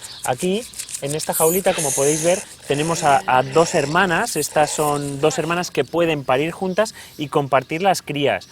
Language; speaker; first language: Spanish; native; Spanish